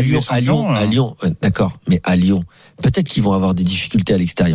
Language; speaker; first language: French; native; French